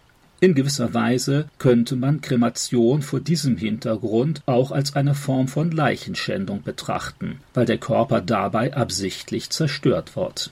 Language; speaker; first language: German; native; German